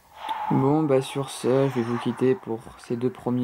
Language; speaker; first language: French; native; French